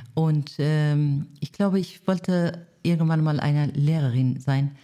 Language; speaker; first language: German; non-native, fluent; Persian